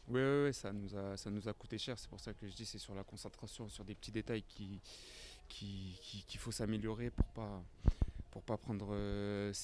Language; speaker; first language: French; native; French